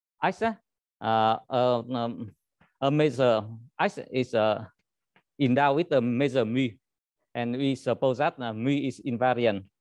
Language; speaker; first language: English; non-native, learner; Vietnamese